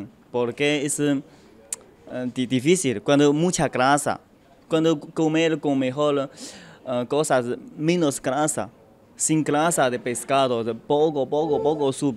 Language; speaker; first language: Spanish; non-native, learner; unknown